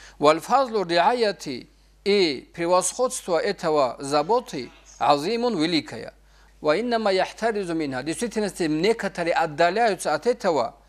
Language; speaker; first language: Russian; non-native, local second language; Avaric